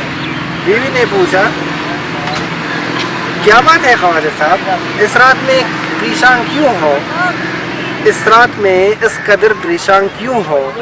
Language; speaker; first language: Hindi; non-native, fluent; Arabic